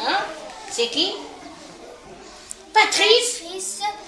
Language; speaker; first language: French; non-native, local second language; Arabic